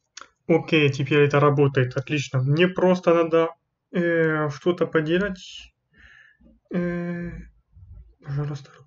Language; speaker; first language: Russian; non-native, fluent; French